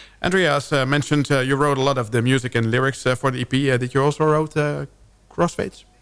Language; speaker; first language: English; non-native, fluent; Dutch